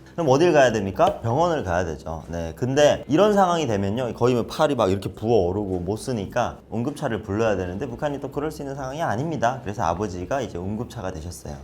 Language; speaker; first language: Korean; native; Korean